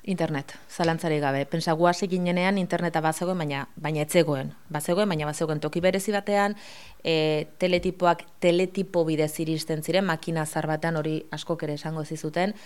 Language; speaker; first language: Basque; native; Basque